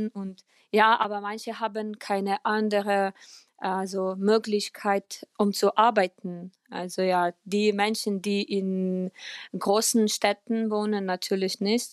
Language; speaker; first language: German; non-native, fluent; Ukrainian